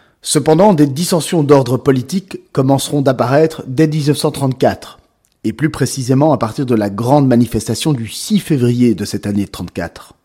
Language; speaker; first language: French; native; French